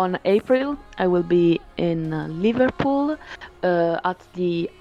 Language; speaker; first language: English; non-native, fluent; Italian